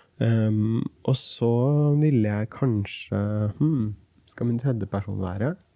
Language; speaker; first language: Norwegian; early bilingual, other home language; Kurdish